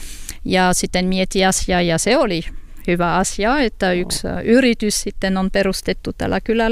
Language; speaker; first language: Finnish; non-native, fluent; French